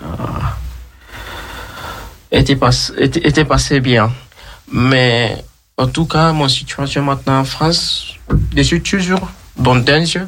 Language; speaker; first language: French; non-native, learner; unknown